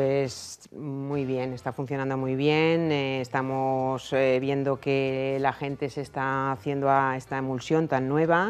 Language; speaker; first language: Spanish; native; Spanish